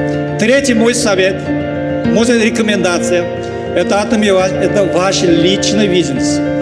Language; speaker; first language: Russian; non-native, learner; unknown